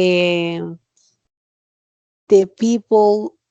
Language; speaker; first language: English; non-native, learner; Spanish